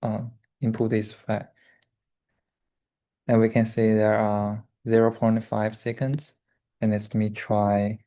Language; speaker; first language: English; non-native, learner; Chinese